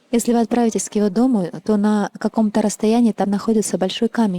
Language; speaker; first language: Russian; native; Russian